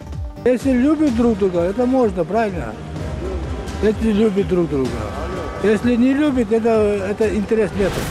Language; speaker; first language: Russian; non-native, learner; Tajik